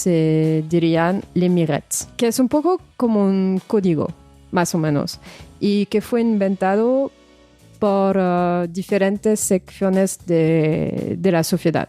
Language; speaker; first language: Spanish; non-native, fluent; French